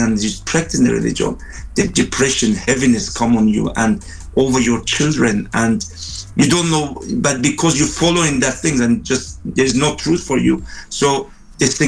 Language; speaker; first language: English; non-native, fluent; Persian